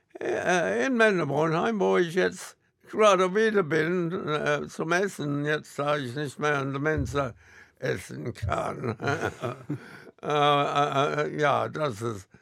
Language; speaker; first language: German; non-native, fluent; English